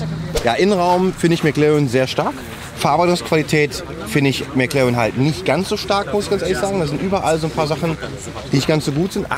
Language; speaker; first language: German; native; German